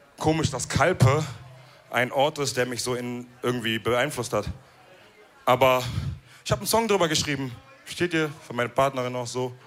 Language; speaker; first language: German; early bilingual, other home language; Wolof